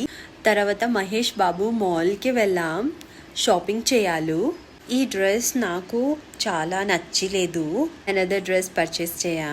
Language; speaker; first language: Telugu; non-native, learner; Kannada